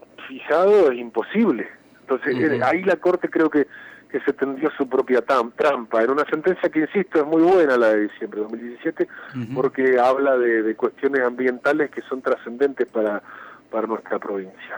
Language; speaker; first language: Spanish; native; Spanish